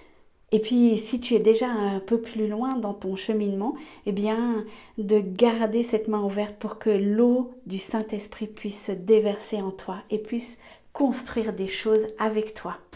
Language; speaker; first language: French; native; French